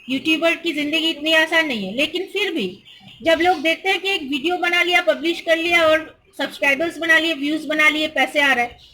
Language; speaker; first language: Hindi; non-native, local second language; Bangla